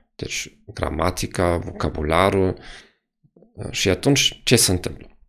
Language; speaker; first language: Romanian; non-native, fluent; German